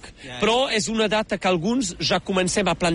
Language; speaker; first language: Catalan; native; Catalan